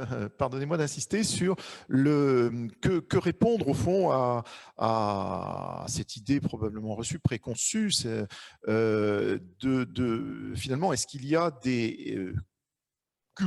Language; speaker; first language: French; native; French